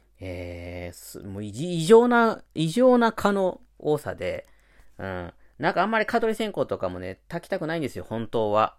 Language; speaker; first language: Japanese; native; Japanese